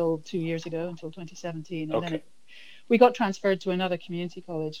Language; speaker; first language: English; native; English